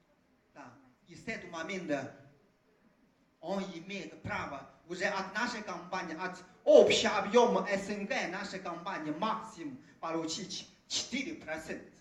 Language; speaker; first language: Russian; non-native, fluent; Chinese